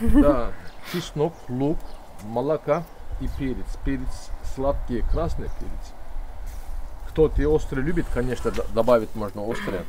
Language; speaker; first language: Russian; non-native, learner; Turkish